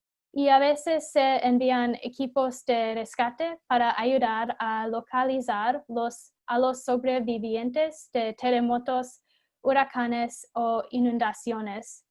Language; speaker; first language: Spanish; non-native, fluent; English